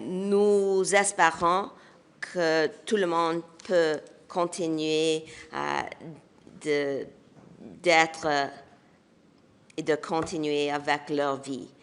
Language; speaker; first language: French; non-native, local second language; English